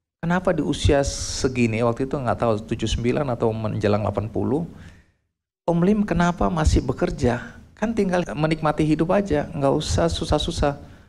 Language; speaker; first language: Indonesian; native; Indonesian